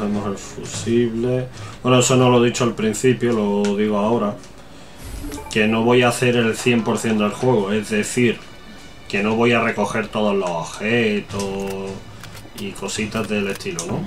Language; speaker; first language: Spanish; native; Spanish